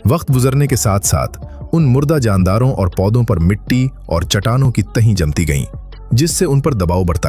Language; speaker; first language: Urdu; native; Urdu